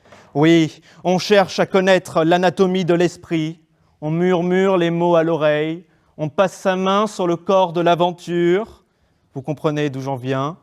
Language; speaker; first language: French; native; French